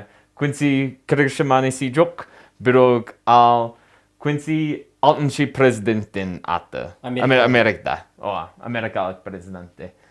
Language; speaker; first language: Kyrgyz; non-native, learner; English